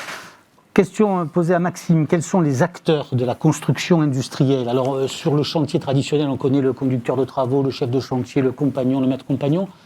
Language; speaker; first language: French; native; French